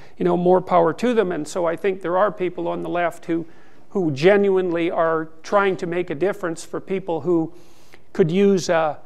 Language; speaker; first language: English; native; English